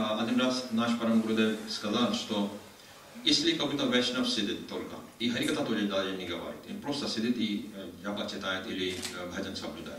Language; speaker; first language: Russian; non-native, learner; Hindi